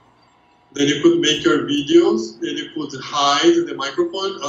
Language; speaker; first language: English; non-native, fluent; Portuguese